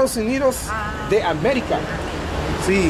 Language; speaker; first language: Spanish; non-native, learner; English